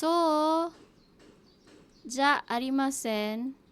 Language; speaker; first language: Japanese; non-native, fluent; Hiligaynon